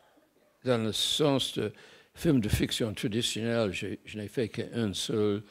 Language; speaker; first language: French; non-native, fluent; English